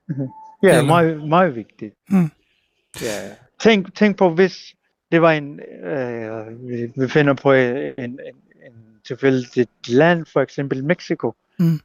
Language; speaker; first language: Danish; non-native, local second language; Kalaallisut